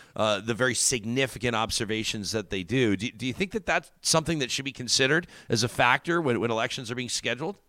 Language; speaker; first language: English; native; English